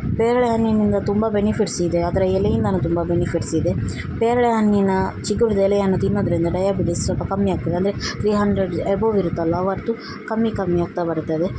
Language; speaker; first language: Kannada; non-native, local second language; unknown